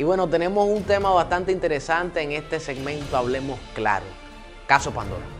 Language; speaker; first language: Spanish; native; Spanish